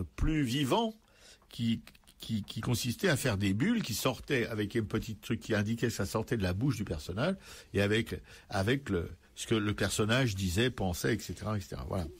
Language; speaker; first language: French; native; French